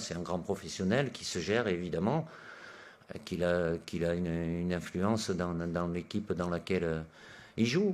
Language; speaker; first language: French; native; French